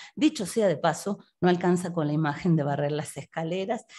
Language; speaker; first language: Spanish; native; Spanish